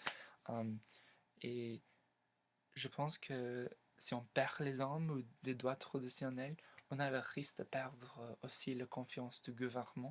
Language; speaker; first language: French; non-native, learner; English